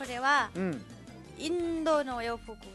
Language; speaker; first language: Japanese; non-native, learner; Nepali